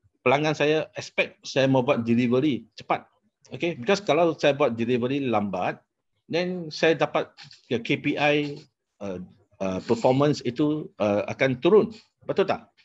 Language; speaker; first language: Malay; non-native, local second language; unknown